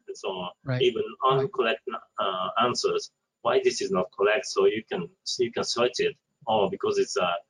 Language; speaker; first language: English; non-native, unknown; Japanese